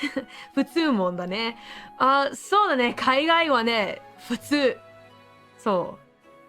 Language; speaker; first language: Japanese; non-native, learner; English